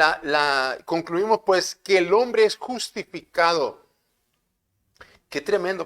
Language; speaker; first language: Spanish; native; Spanish